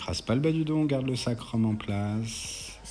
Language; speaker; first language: French; native; French